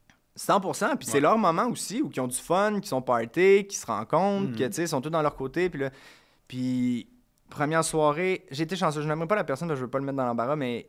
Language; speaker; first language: French; native; French